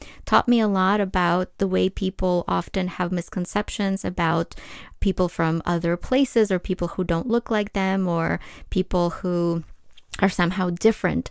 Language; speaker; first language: English; non-native, fluent; Ukrainian